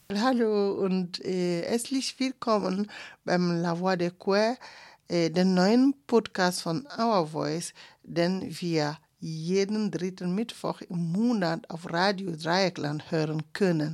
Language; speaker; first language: German; non-native, fluent; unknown